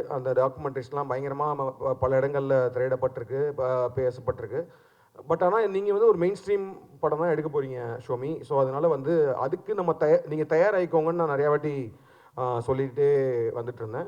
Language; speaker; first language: Tamil; native; Tamil